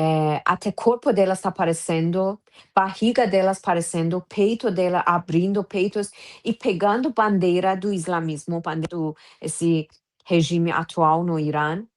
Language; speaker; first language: Portuguese; non-native, fluent; Persian